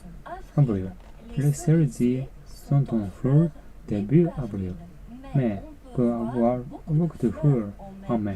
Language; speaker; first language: French; non-native, learner; Japanese